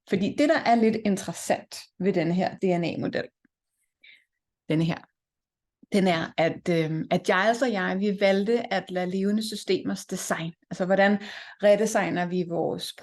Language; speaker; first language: Danish; native; Danish